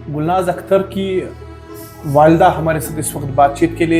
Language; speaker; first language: Hindi; native; Hindi